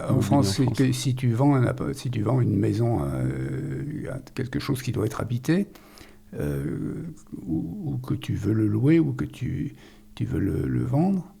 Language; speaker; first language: French; native; French